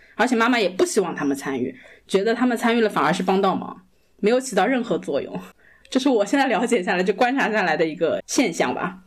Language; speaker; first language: Chinese; native; Chinese